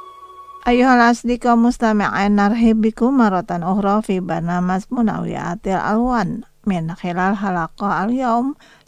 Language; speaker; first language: Arabic; non-native, fluent; Indonesian